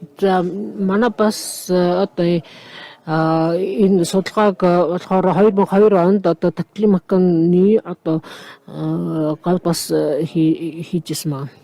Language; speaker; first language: Mongolian; non-native, fluent; Japanese